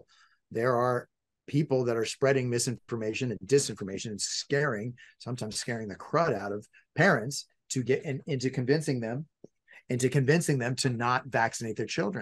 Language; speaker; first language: English; native; English